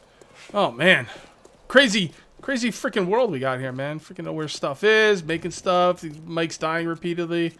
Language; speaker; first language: English; native; English